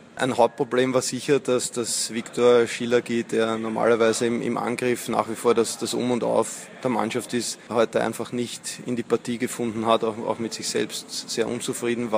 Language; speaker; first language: German; native; German